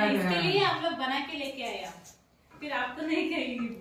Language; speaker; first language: Hindi; non-native, learner; Nepali